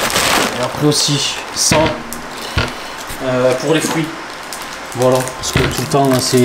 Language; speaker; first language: French; native; French